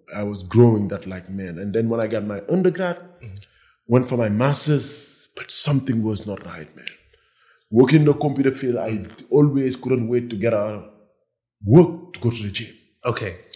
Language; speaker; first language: English; non-native, fluent; Wolof